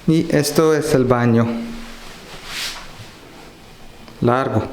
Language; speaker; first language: Spanish; non-native, learner; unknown